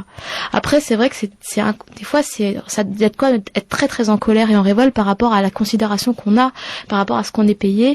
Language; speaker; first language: French; native; French